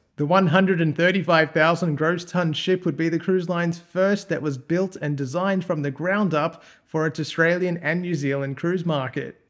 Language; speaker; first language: English; native; English